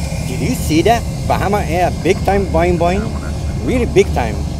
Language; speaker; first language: English; non-native, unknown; Japanese